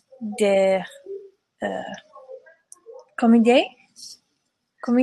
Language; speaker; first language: French; non-native, learner; English